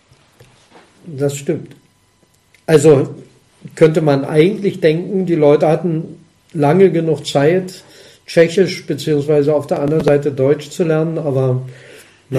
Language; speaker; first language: German; native; German